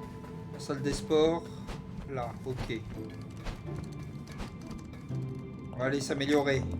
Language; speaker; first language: French; native; French